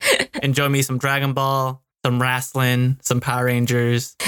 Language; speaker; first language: English; native; English